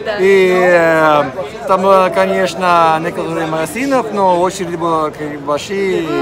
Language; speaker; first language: Russian; non-native, fluent; Swedish